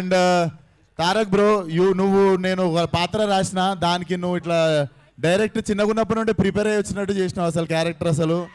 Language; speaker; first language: Telugu; native; Telugu